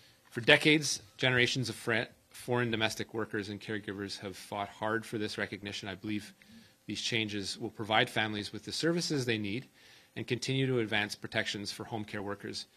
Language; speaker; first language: English; native; English